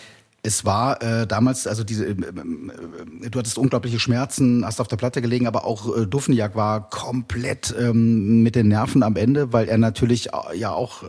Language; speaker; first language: German; native; German